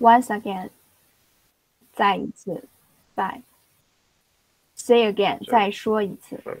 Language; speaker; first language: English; non-native, fluent; Chinese